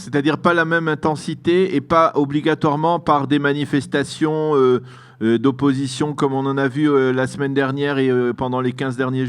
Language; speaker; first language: French; native; French